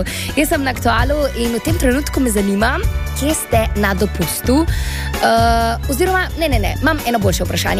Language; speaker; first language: Slovenian; native; Slovenian